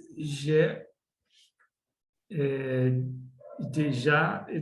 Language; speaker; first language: French; non-native, learner; Portuguese